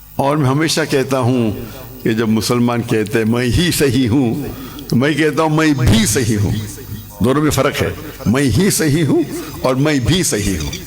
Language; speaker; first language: Urdu; non-native, local second language; English